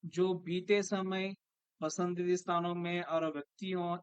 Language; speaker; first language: Hindi; non-native, local second language; Kannada